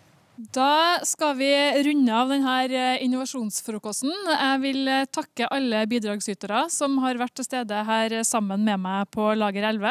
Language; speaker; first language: Norwegian; native; Norwegian